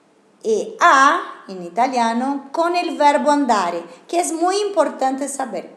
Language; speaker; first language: Spanish; non-native, fluent; Portuguese